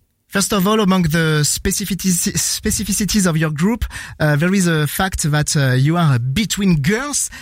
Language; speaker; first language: English; non-native, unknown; French